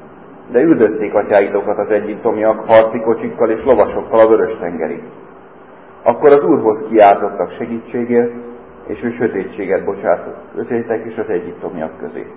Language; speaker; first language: Hungarian; native; Hungarian